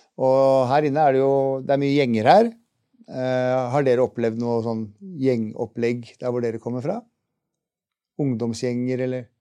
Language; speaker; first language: Norwegian; native; Norwegian